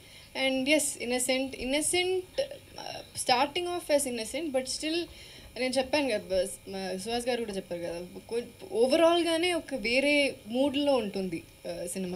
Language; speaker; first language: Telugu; non-native, fluent; Malayalam